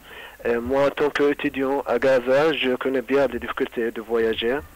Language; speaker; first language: French; non-native, fluent; Arabic